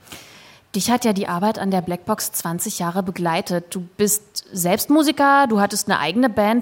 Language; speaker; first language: German; native; German